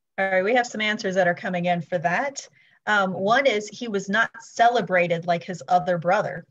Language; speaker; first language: English; native; English